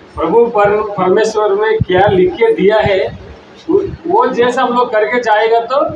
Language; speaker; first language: Hindi; non-native, local second language; Telugu